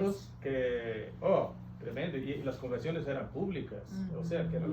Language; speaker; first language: Spanish; native; Spanish